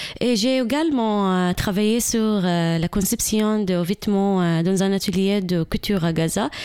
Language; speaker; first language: French; non-native, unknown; Arabic